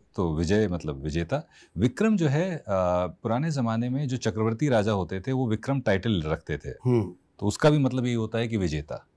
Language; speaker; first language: Hindi; native; Hindi